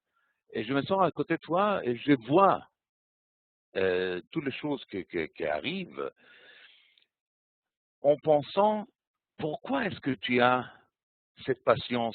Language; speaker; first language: French; non-native, fluent; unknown